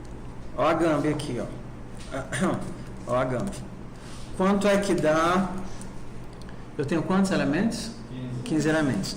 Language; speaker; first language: Portuguese; native; Portuguese